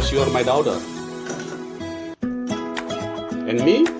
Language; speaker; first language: English; non-native, learner; Indonesian